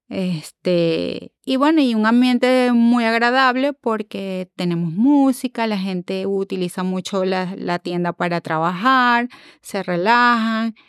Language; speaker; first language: Spanish; native; Spanish